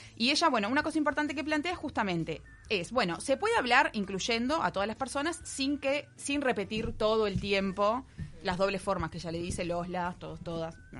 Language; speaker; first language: Spanish; native; Spanish